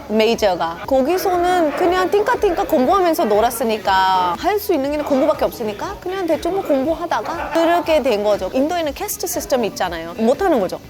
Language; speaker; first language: Korean; non-native, fluent; Hindi